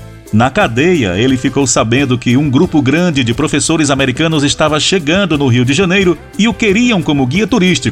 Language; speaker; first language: Portuguese; native; Portuguese